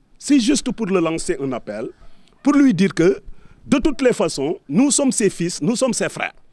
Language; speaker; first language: French; non-native, local second language; Serer